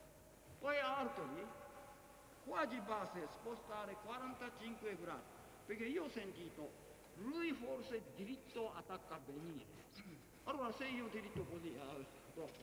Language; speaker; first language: Italian; non-native, learner; Japanese